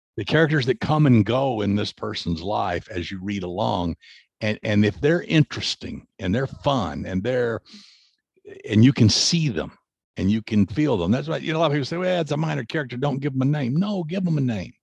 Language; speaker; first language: English; native; English